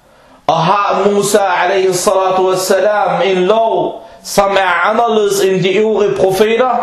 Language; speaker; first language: Danish; non-native, fluent; Arabic